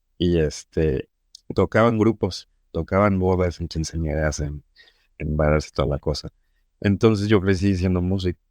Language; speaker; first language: Spanish; early bilingual, heritage; Spanish